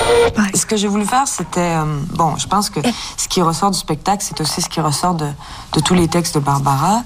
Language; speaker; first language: French; native; French